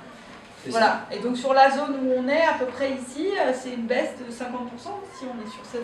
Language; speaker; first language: French; native; French